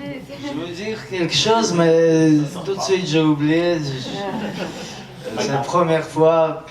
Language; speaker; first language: French; non-native, learner; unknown